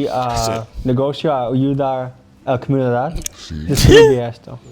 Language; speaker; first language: Spanish; non-native, learner; English